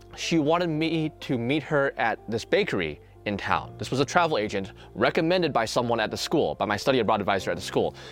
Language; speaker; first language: English; native; English